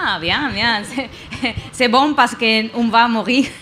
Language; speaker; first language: French; non-native, learner; Spanish